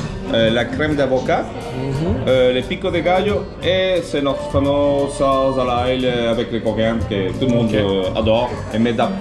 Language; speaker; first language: French; non-native, learner; Spanish